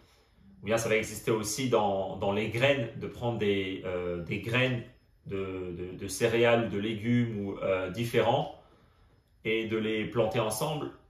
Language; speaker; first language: French; native; French